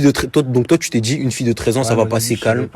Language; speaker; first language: French; native; French